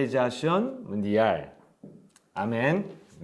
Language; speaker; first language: Spanish; non-native, learner; Korean